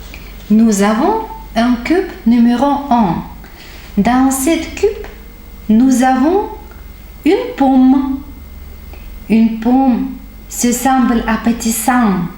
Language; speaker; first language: French; non-native, fluent; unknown